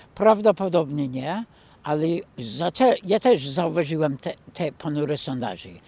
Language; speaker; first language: Polish; non-native, fluent; English